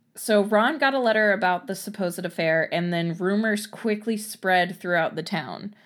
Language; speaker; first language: English; native; English